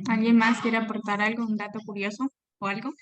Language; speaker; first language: Spanish; native; Spanish